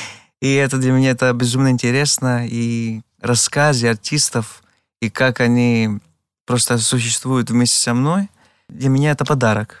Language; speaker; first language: Russian; non-native, fluent; Greek